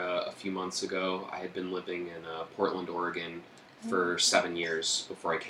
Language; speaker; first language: English; native; English